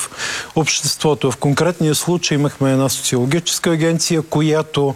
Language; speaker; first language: Bulgarian; native; Bulgarian